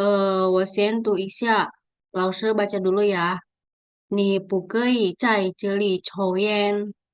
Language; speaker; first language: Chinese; non-native, fluent; Indonesian